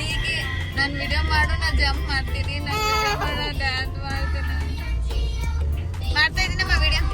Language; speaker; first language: Kannada; native; Kannada